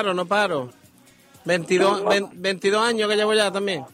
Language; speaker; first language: Spanish; native; Spanish